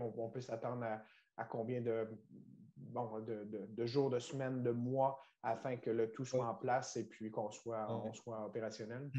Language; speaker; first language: French; native; French